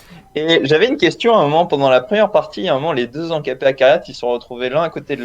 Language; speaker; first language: French; native; French